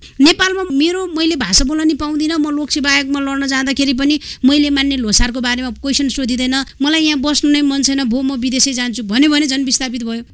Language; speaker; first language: Nepali; non-native, local second language; Gurung